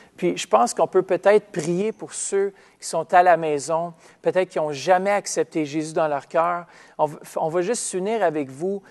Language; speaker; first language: French; native; French